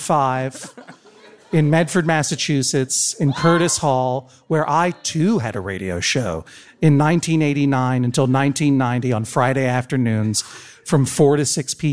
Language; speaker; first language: English; native; English